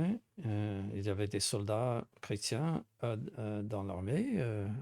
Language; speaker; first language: French; non-native, fluent; English